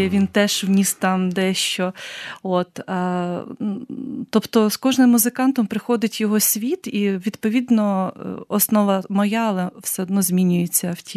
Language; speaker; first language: Ukrainian; native; Ukrainian